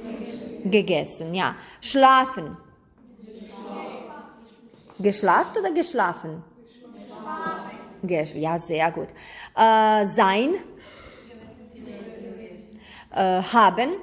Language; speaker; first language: German; non-native, fluent; Croatian